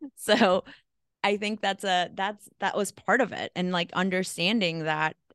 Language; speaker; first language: English; non-native, fluent; Spanish